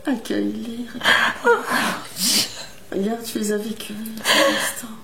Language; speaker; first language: French; native; French